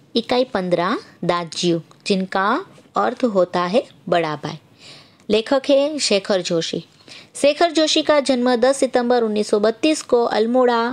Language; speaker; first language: Hindi; non-native, local second language; Gujarati